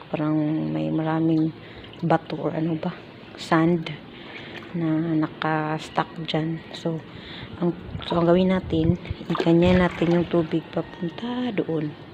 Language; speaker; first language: Filipino; non-native, local second language; Cebuano